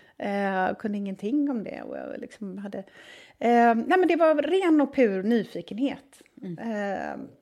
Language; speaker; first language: Swedish; native; Swedish